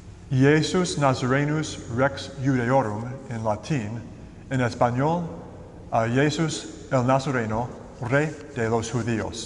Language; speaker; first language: Spanish; non-native, learner; English